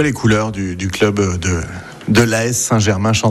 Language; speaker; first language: French; native; French